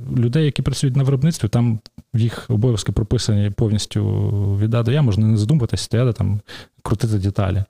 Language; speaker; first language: Ukrainian; native; Ukrainian